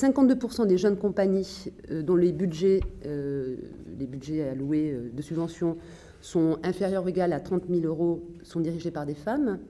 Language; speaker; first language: French; native; French